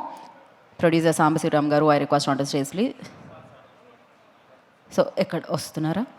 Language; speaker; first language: Telugu; native; Telugu